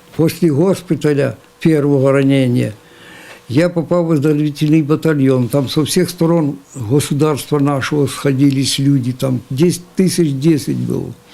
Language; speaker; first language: Russian; non-native, local second language; Ukrainian